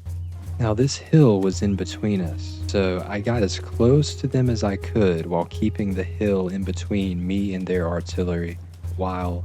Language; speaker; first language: English; native; English